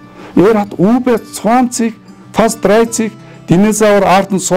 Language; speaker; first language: German; non-native, fluent; Mongolian